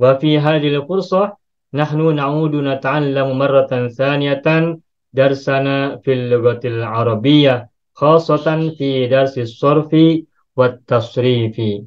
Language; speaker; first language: Arabic; non-native, fluent; Indonesian